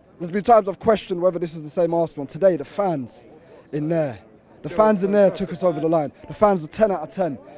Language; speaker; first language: English; native; English